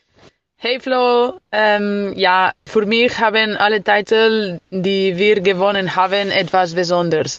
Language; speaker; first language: German; non-native, learner; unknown